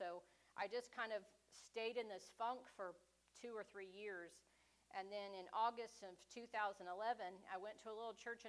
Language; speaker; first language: English; native; English